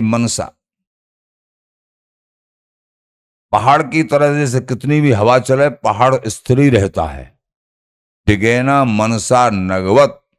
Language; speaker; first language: Hindi; native; Hindi